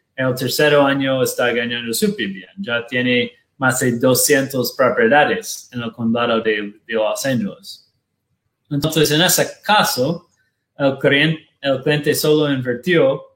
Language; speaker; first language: Spanish; non-native, learner; Portuguese